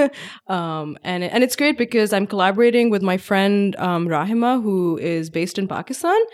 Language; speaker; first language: English; non-native, local second language; Urdu